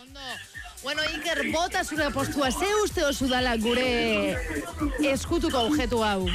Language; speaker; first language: Basque; native; Basque